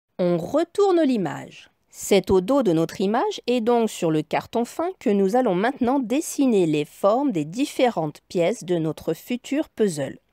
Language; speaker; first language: French; native; French